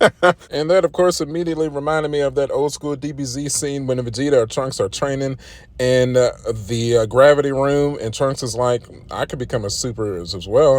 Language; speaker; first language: English; native; English